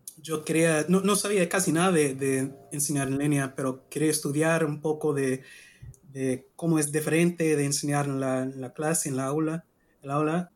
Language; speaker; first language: Spanish; non-native, learner; English